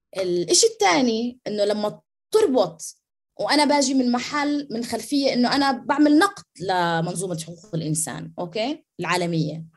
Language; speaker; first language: Arabic; native; Arabic